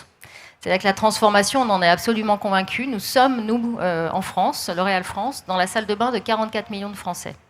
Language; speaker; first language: French; native; French